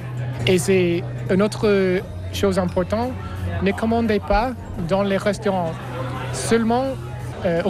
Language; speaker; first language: French; non-native, fluent; English